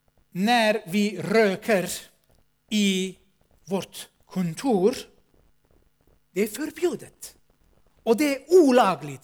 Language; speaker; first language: Swedish; non-native, fluent; Armenian